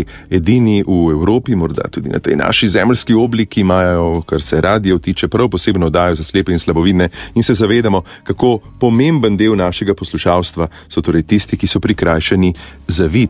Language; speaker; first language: Slovenian; native; Slovenian